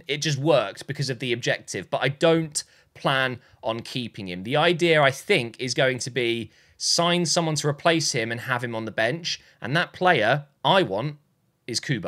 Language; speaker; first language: English; native; English